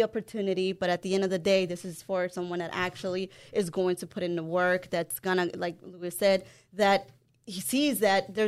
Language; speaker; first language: English; non-native, fluent; Spanish